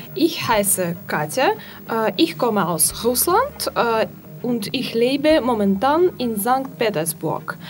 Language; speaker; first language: German; non-native, learner; Russian